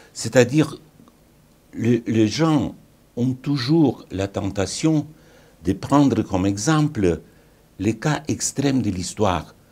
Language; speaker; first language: French; non-native, fluent; Romanian